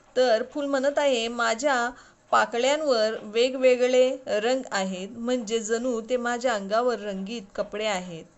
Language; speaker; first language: Marathi; non-native, local second language; Urdu